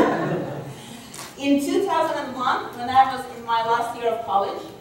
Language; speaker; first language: English; non-native, fluent; Russian